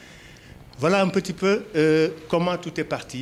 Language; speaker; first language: French; non-native, local second language; Wolof